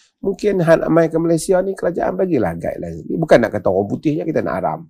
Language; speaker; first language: Malay; native; Malay